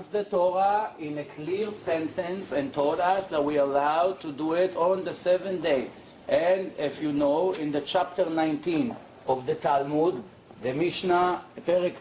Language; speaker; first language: English; non-native, fluent; Hebrew